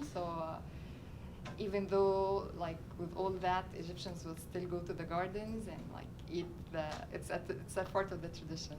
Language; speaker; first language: English; non-native, local second language; Arabic